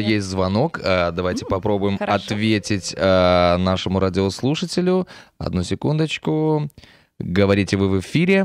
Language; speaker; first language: Russian; native; Russian